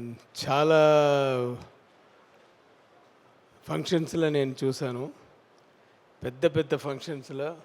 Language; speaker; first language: Telugu; non-native, learner; Tamil